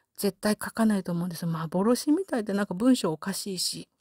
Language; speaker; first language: Japanese; native; Japanese